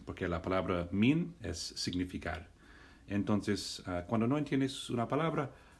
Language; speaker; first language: Spanish; non-native, fluent; English